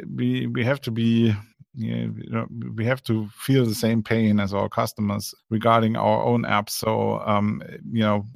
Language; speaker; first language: English; non-native, fluent; German